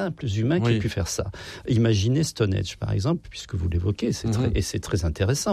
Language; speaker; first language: French; native; French